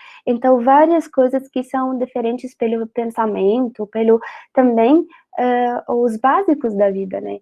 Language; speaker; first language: Portuguese; non-native, fluent; Arabic